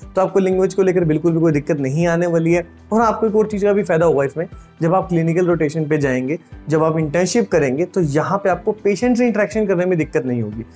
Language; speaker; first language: Hindi; native; Hindi